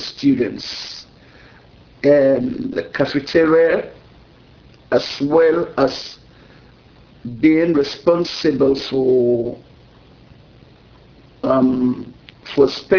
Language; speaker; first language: English; non-native, local second language; Yoruba